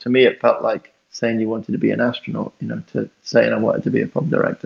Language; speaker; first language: English; native; English